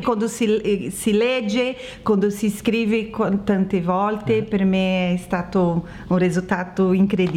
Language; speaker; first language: Italian; non-native, learner; Portuguese